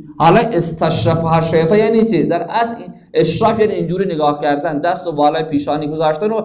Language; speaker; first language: Persian; non-native, local second language; Baluchi